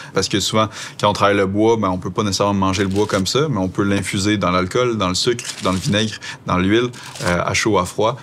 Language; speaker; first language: French; native; French